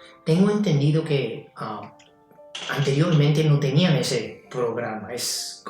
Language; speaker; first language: Spanish; non-native, fluent; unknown